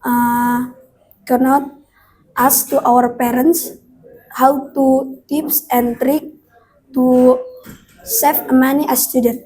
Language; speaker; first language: English; non-native, learner; Indonesian